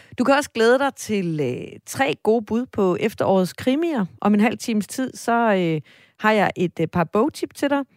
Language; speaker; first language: Danish; native; Danish